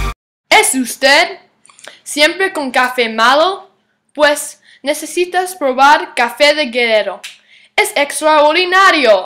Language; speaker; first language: Spanish; non-native, learner; English